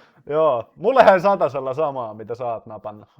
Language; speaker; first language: Finnish; native; Finnish